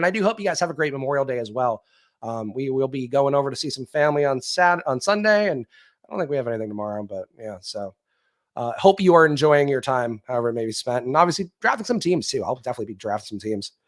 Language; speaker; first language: English; native; English